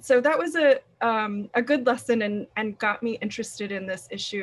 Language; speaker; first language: English; native; English